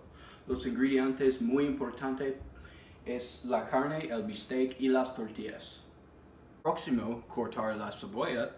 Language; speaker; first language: Spanish; non-native, learner; English